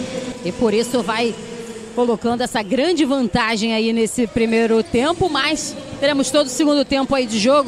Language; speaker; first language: Portuguese; native; Portuguese